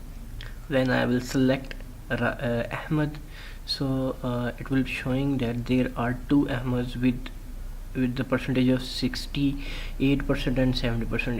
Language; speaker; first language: English; non-native, local second language; Urdu